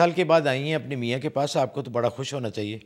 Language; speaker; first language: Urdu; native; Urdu